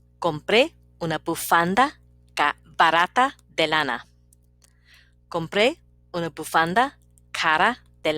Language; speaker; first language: Spanish; non-native, fluent; English